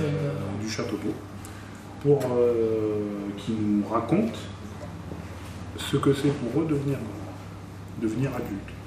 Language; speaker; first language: French; native; French